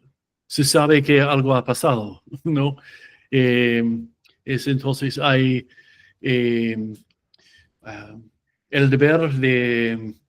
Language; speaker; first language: Spanish; non-native, fluent; English